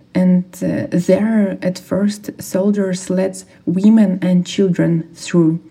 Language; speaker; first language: English; non-native, fluent; Ukrainian